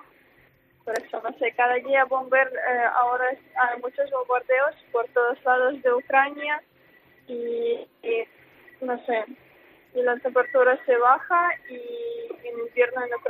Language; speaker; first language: Spanish; non-native, fluent; Ukrainian